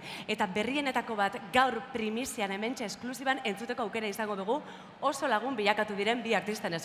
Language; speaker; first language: Basque; native; Basque